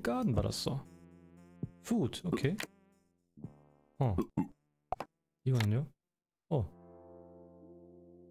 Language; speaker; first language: Korean; non-native, learner; German